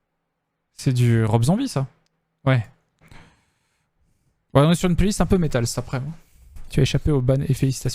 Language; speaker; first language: French; native; French